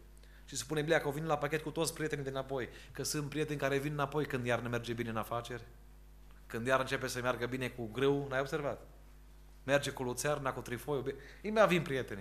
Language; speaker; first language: Romanian; native; Romanian